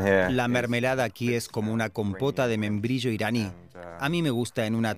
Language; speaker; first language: Spanish; non-native, fluent; English